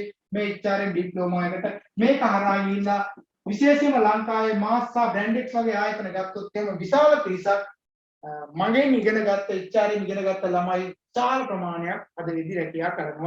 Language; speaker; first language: Sinhala; native; Sinhala